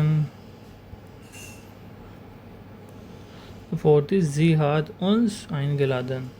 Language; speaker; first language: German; non-native, learner; Hindi